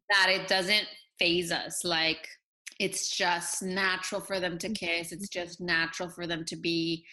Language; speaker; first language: English; early bilingual, other home language; Spanish